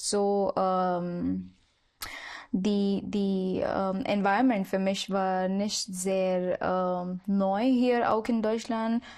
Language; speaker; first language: German; non-native, learner; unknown